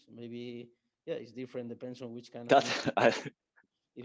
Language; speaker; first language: English; non-native, learner; Spanish